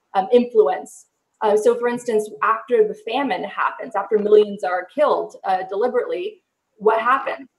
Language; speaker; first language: English; native; English